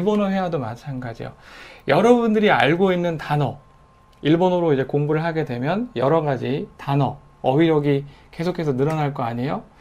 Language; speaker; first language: Korean; native; Korean